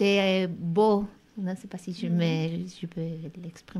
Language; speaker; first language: French; non-native, fluent; Spanish